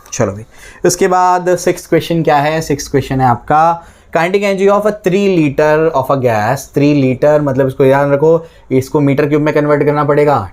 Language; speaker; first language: Hindi; native; Hindi